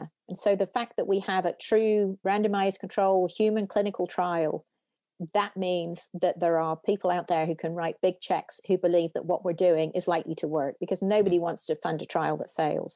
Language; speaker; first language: English; native; English